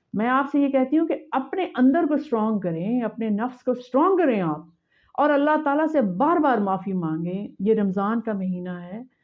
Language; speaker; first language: Urdu; native; Urdu